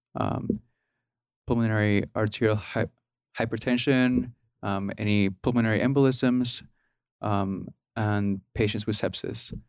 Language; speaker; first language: English; early bilingual, other home language; Spanish